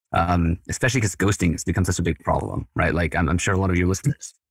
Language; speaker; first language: English; early bilingual, other home language; Spanish